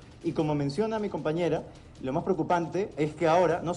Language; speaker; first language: Spanish; native; Spanish